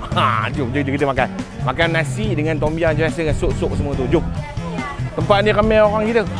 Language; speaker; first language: Malay; native; Malay